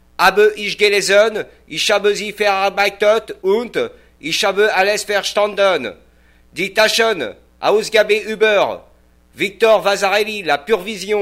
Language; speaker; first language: German; non-native, learner; French